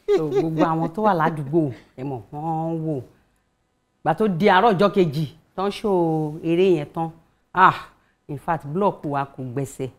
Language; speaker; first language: Yoruba; native; Yoruba